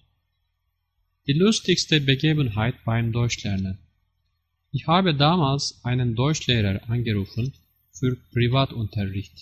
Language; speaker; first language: German; non-native, learner; Turkish